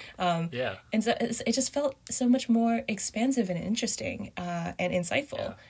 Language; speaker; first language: English; early bilingual, other home language; Chinese